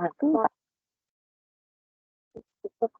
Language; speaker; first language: Indonesian; non-native, learner; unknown